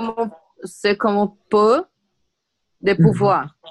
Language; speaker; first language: French; non-native, learner; Portuguese